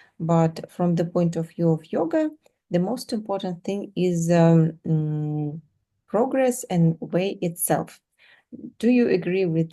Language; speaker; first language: English; non-native, fluent; Russian